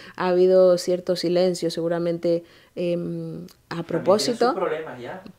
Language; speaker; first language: Spanish; native; Spanish